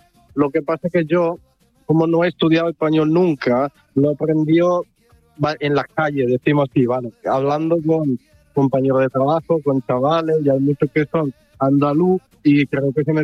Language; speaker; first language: Spanish; non-native, fluent; Italian